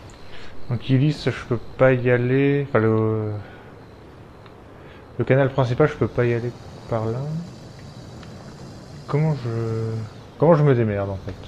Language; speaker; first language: French; native; French